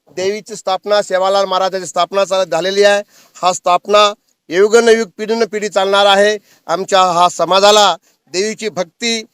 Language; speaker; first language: Marathi; non-native, local second language; Lambadi